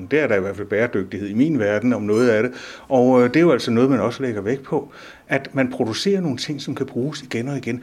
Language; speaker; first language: Danish; native; Danish